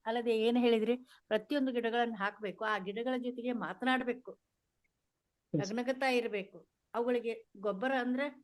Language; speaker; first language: Kannada; native; Kannada